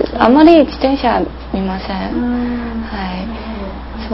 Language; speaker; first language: Japanese; non-native, learner; English